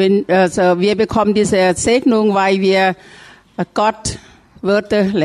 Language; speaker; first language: German; non-native, fluent; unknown